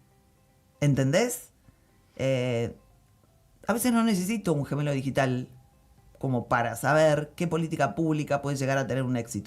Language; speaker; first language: Spanish; native; Spanish